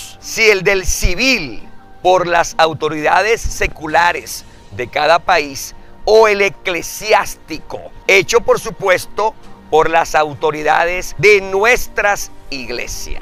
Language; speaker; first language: Spanish; native; Spanish